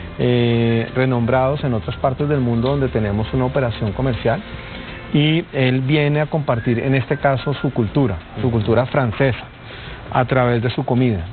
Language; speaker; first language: Spanish; native; Spanish